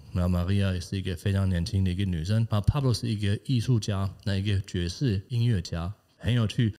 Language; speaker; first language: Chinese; non-native, fluent; German